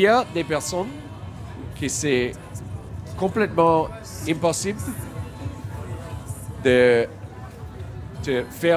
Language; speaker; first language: French; non-native, learner; English